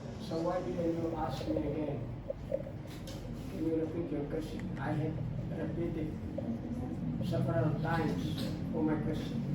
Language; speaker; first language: English; non-native, fluent; Indonesian